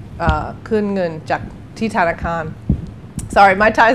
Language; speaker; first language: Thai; non-native, learner; English